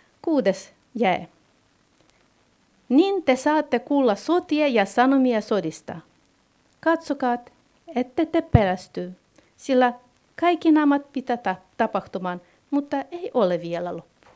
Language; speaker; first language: Finnish; non-native, fluent; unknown